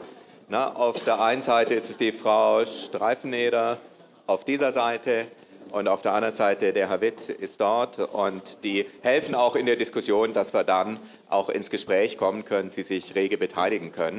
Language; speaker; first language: German; native; German